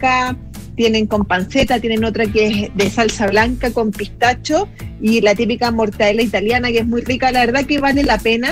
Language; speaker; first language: Spanish; native; Spanish